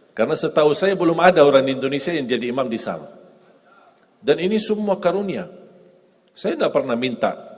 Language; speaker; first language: Indonesian; non-native, fluent; Arabic